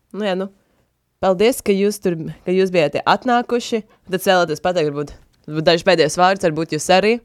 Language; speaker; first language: Latvian; native; Latvian